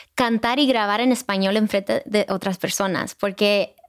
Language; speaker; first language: Spanish; early bilingual, heritage; Spanish